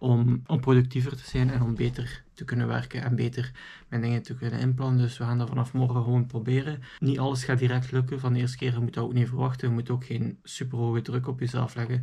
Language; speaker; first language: Dutch; native; Dutch